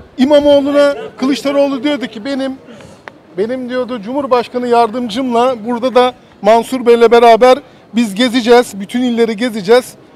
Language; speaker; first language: Turkish; native; Turkish